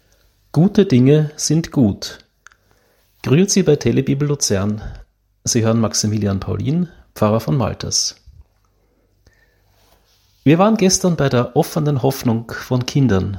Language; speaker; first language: German; native; German